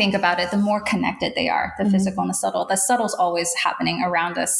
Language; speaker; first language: English; native; English